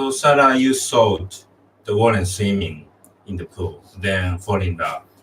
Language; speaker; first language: English; non-native, learner; Japanese